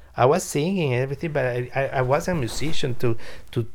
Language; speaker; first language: English; non-native, learner; Spanish